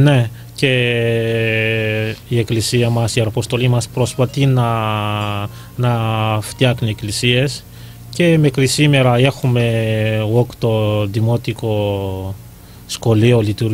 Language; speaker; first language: Greek; non-native, learner; Malagasy